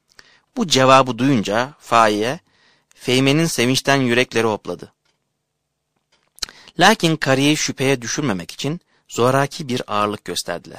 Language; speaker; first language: Turkish; native; Turkish